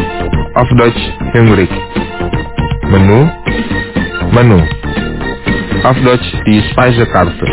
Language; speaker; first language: German; non-native, fluent; Indonesian